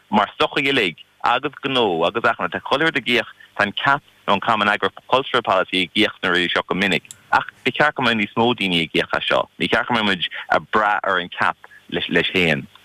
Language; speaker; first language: Irish; non-native, local second language; English